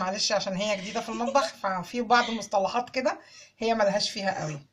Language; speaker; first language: Arabic; native; Arabic